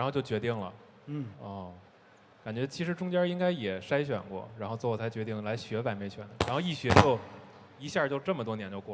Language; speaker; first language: Chinese; native; Chinese